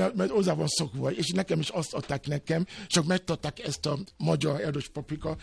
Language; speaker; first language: Hungarian; non-native, learner; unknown